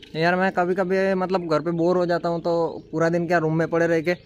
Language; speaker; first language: Hindi; non-native, local second language; Gujarati